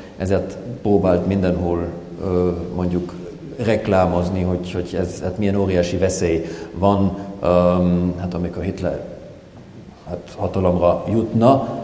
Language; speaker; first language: Hungarian; non-native, fluent; German